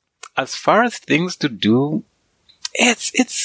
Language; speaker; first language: English; non-native, local second language; Nyanja